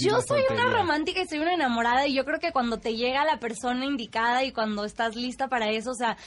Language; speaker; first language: Spanish; native; Spanish